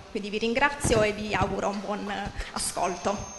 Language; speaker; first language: Italian; native; Italian